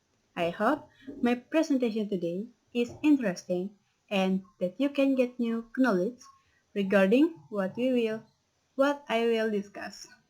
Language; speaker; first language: English; non-native, learner; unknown